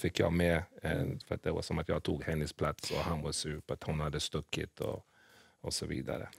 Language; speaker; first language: Swedish; early bilingual, other home language; English